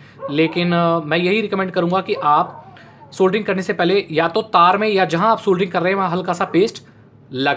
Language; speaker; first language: Hindi; native; Hindi